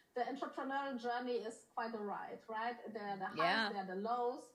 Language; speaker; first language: English; early bilingual, other home language; Polish